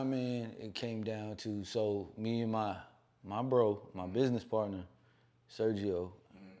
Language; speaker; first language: English; native; English